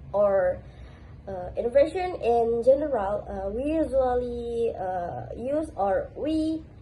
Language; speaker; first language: English; non-native, learner; Indonesian